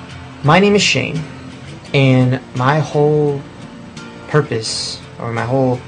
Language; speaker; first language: English; native; English